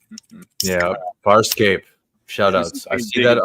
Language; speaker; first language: English; native; English